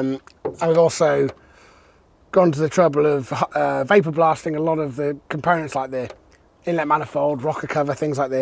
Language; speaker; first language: English; native; English